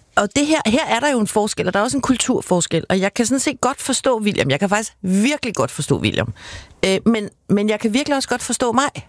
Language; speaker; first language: Danish; native; Danish